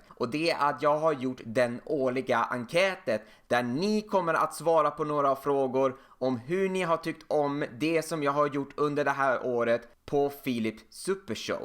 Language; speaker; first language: Swedish; native; Swedish